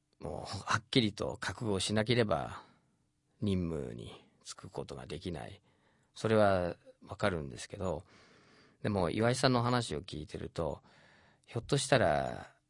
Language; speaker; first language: Japanese; non-native, fluent; English